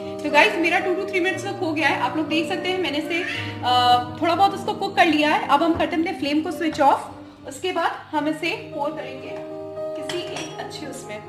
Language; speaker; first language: Hindi; non-native, local second language; Bangla